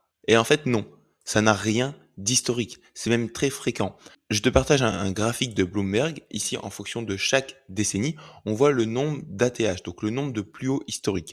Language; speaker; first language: French; native; French